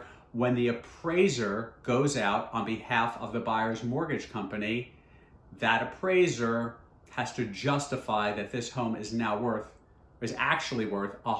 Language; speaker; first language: English; native; English